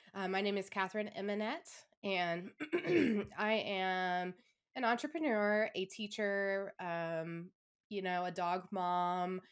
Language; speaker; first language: English; native; English